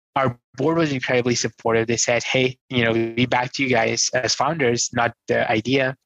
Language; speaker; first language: English; non-native, local second language; Hindi